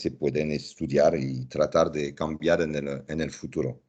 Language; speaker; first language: Spanish; non-native, fluent; French